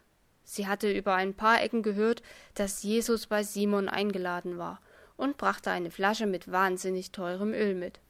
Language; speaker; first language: German; native; German